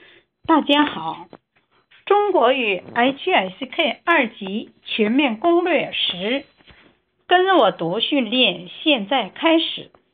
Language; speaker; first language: Chinese; non-native, fluent; Korean